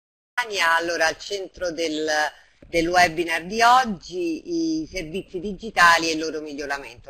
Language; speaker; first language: Italian; native; Italian